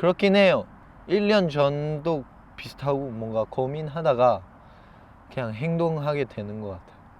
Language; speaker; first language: Korean; non-native, fluent; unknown